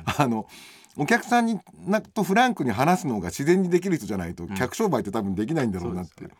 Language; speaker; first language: Japanese; native; Japanese